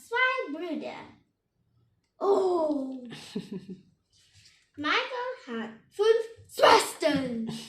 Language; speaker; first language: German; non-native, learner; Vietnamese